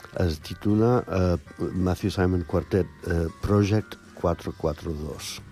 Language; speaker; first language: Catalan; non-native, fluent; English